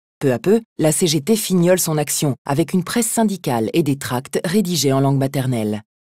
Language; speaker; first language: French; native; French